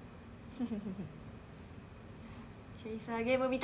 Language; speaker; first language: Japanese; native; Japanese